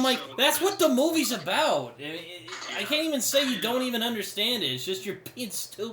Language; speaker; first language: English; native; English